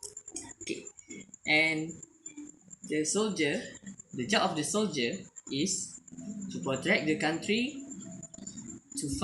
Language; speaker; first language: English; non-native, learner; Malay